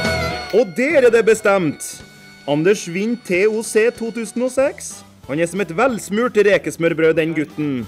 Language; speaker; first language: Norwegian; native; Norwegian